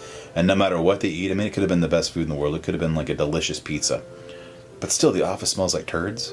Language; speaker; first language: English; native; English